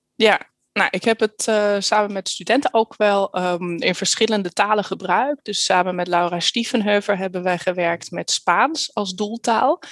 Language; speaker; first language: Dutch; early bilingual, heritage; Dutch